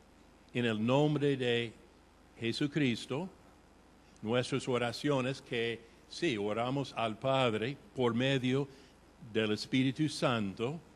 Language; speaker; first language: Spanish; non-native, fluent; English